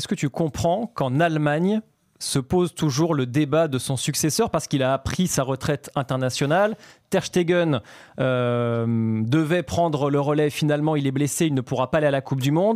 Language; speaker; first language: French; native; French